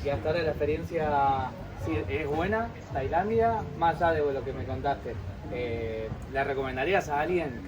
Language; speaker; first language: Spanish; native; Spanish